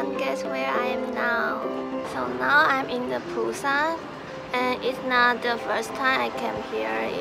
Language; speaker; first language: English; non-native, learner; Chinese